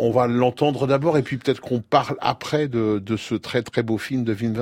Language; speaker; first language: French; native; French